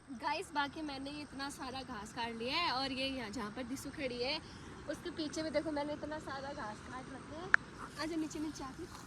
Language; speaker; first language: Hindi; native; Hindi